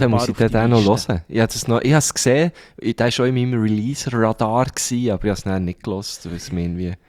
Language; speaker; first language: German; native; German